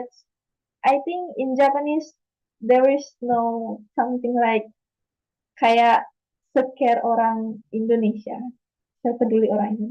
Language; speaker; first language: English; non-native, learner; Indonesian